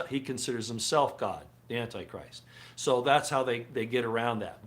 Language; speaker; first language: English; native; English